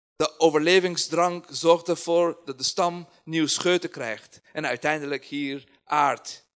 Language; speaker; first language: Dutch; non-native, fluent; Persian